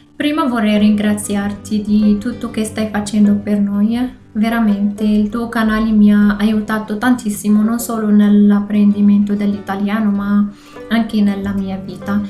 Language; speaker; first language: Italian; non-native, learner; Arabic